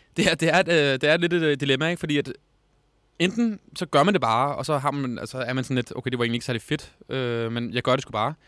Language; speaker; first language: Danish; native; Danish